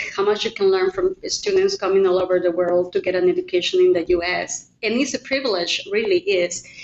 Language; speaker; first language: English; non-native, fluent; Spanish